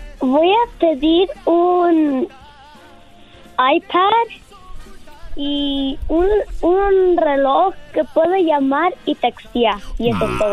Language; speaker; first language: Spanish; early bilingual, other home language; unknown